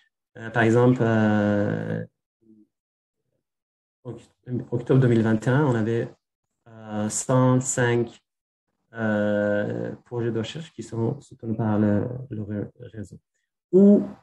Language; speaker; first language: French; non-native, fluent; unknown